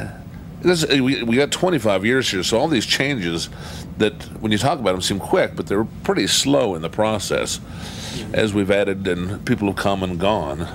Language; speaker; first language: English; native; English